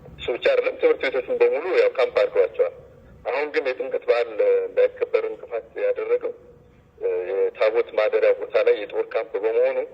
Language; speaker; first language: Amharic; native; Amharic